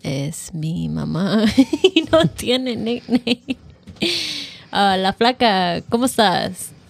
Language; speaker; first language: Spanish; early bilingual, heritage; Spanish